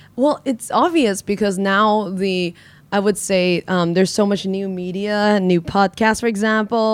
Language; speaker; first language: English; native; English